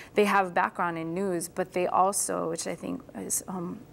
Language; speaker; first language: English; native; English